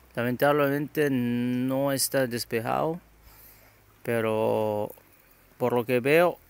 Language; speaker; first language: Spanish; non-native, learner; Japanese